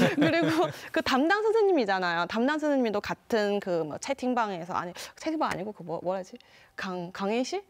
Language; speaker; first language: Korean; non-native, fluent; Chinese